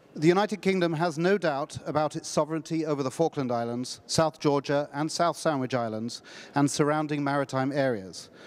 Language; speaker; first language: English; native; English